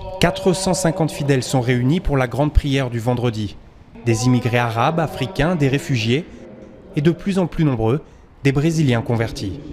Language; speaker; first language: French; native; French